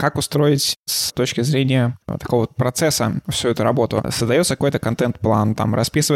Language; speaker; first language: Russian; native; Russian